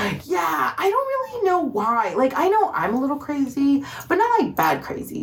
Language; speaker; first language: English; early bilingual, other home language; Spanish